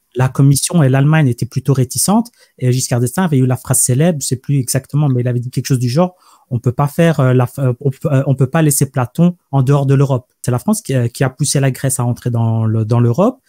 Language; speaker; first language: French; native; French